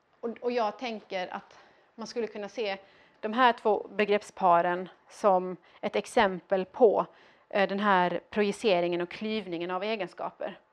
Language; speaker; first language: Swedish; early bilingual, other home language; Persian